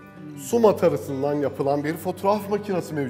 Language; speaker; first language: Turkish; native; Turkish